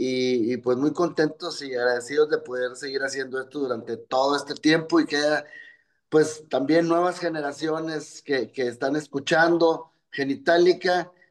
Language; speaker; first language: Spanish; native; Spanish